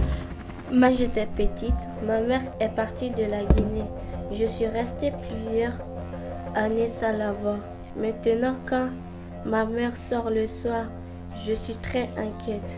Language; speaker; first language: French; non-native, learner; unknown